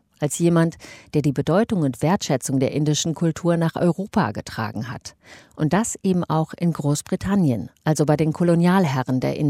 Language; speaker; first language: German; native; German